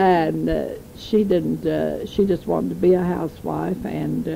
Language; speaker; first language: English; native; English